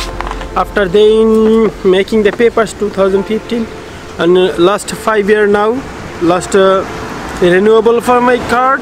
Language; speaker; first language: English; non-native, learner; Bangla